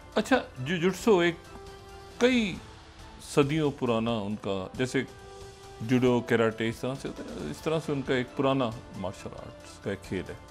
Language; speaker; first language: Urdu; native; Urdu